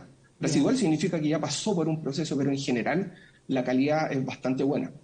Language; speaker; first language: Spanish; native; Spanish